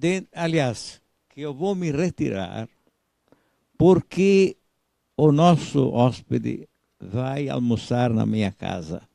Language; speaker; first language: Portuguese; non-native, fluent; Italian